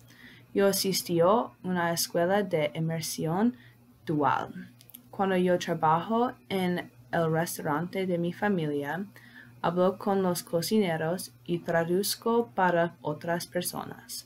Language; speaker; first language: Spanish; early bilingual, heritage; English